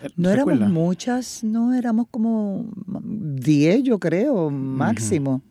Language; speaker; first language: Spanish; native; Spanish